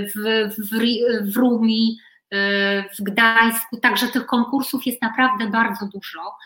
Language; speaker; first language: Polish; native; Polish